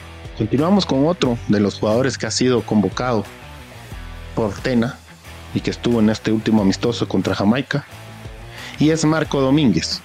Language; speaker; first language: Spanish; native; Spanish